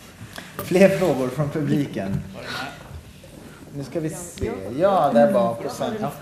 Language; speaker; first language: Swedish; native; Swedish